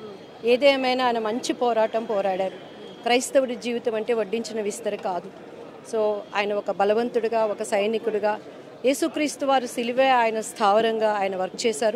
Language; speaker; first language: Telugu; native; Telugu